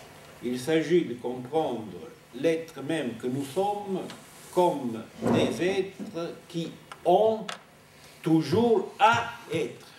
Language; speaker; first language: French; non-native, fluent; Italian